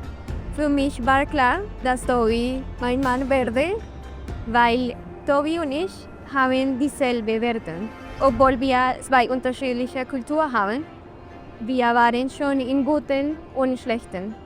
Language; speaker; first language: German; non-native, fluent; Spanish